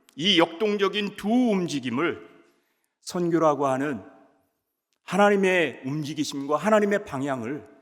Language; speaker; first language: Korean; native; Korean